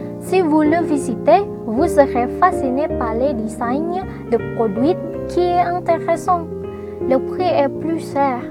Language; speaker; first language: French; non-native, learner; Indonesian